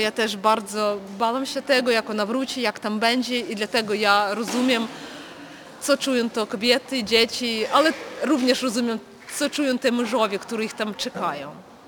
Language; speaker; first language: Polish; non-native, fluent; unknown